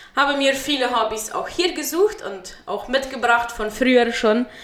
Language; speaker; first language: German; early bilingual, heritage; Spanish